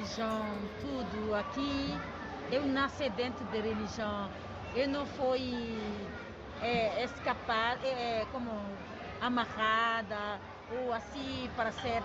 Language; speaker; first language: Portuguese; non-native, learner; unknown